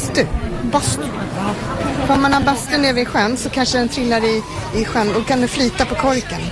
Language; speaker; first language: Swedish; native; Swedish